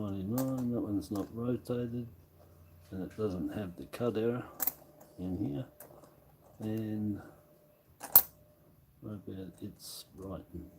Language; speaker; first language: English; native; English